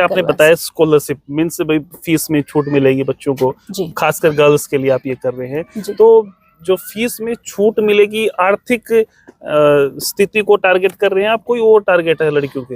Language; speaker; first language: Hindi; native; Hindi